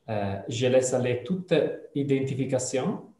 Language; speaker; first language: French; non-native, fluent; Italian